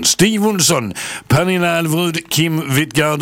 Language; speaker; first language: Swedish; native; Swedish